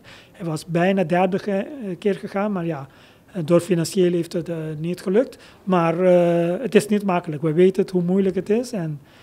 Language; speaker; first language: Dutch; non-native, local second language; Papiamento